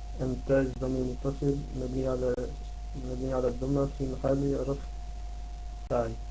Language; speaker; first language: Arabic; non-native, learner; Dutch